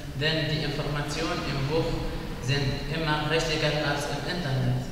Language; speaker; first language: German; non-native, learner; Arabic